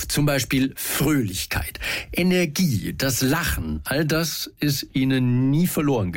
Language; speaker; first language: German; native; German